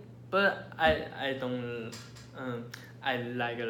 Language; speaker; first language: English; non-native, learner; Chinese